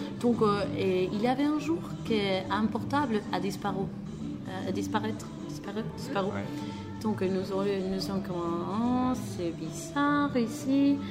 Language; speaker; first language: French; non-native, learner; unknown